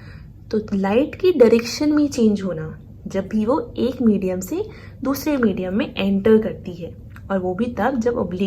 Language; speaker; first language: Hindi; native; Hindi